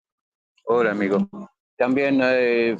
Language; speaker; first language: Spanish; non-native, learner; English